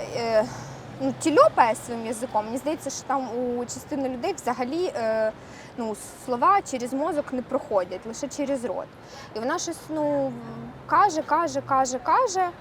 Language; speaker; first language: Ukrainian; non-native, local second language; Russian